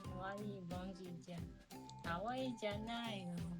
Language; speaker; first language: Japanese; non-native, learner; Chinese